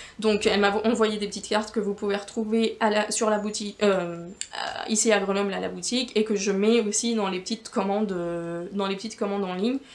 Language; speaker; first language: French; non-native, fluent; Spanish